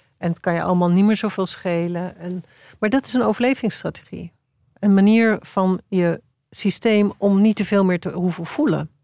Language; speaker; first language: Dutch; native; Dutch